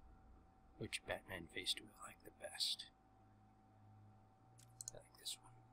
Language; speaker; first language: English; native; English